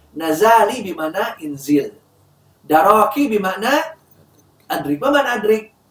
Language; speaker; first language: Arabic; non-native, fluent; Indonesian